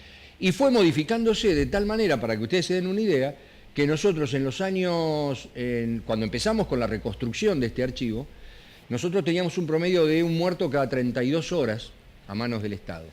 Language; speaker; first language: Spanish; native; Spanish